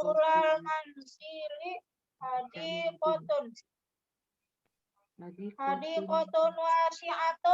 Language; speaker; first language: Arabic; non-native, learner; Indonesian